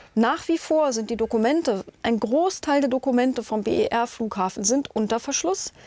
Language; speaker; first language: German; native; German